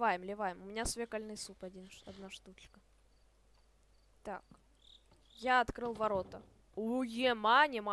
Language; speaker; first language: Russian; native; Russian